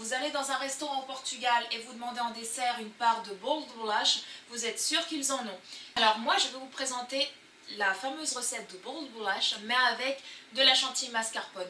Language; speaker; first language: French; early bilingual, other home language; Portuguese